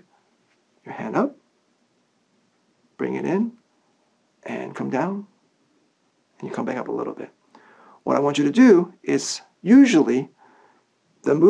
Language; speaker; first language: English; non-native, local second language; Cantonese